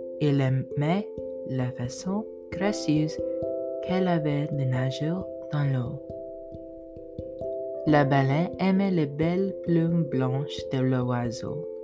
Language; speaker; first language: French; non-native, learner; English